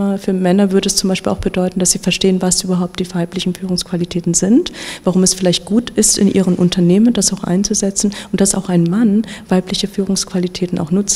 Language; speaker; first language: German; native; German